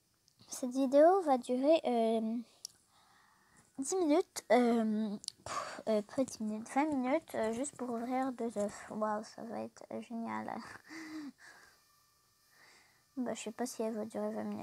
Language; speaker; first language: French; native; French